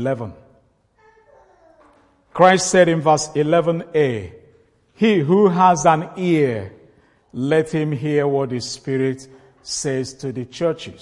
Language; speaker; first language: English; non-native, local second language; Igbo